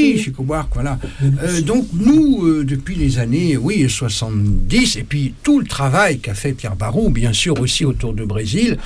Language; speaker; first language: French; native; French